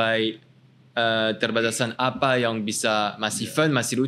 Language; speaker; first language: Indonesian; non-native, fluent; French